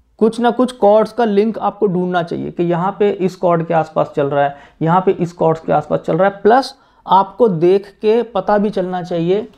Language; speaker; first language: Hindi; native; Hindi